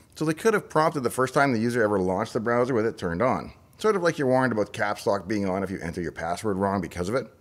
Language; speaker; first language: English; native; English